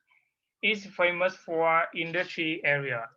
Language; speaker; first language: English; non-native, learner; Vietnamese